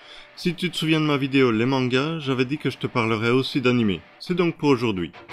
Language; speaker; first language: French; native; French